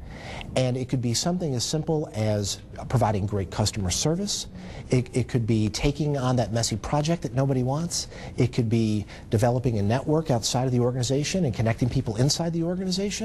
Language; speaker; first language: English; native; English